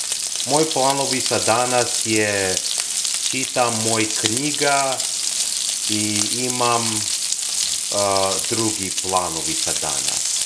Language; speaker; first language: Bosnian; non-native, learner; English